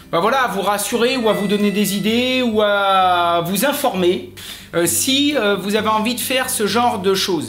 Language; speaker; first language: French; native; French